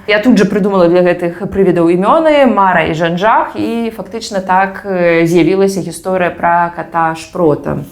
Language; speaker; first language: Belarusian; native; Belarusian